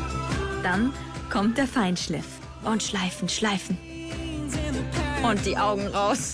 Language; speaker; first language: German; native; German